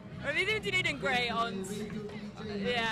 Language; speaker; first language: Welsh; non-native, local second language; English